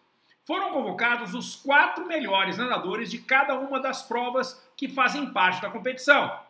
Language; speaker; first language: Portuguese; native; Portuguese